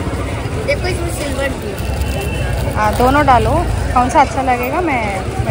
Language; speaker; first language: Hindi; non-native, local second language; Kannada